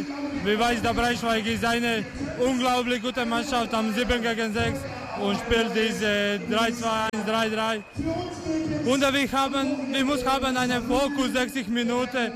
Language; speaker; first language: German; non-native, learner; Croatian